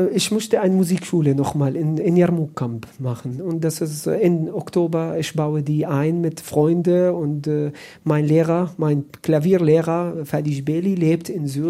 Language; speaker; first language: German; non-native, learner; Arabic